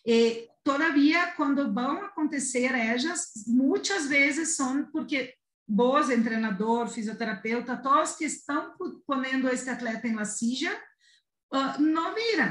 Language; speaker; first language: Spanish; non-native, learner; Portuguese